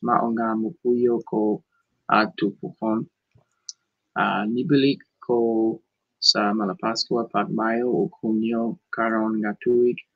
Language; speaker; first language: Cebuano; non-native, learner; English